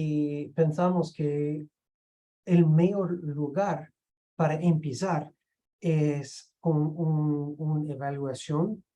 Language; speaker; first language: Spanish; non-native, fluent; English